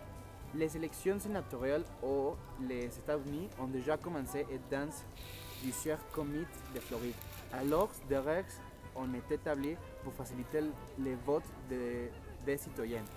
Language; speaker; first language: French; non-native, learner; Spanish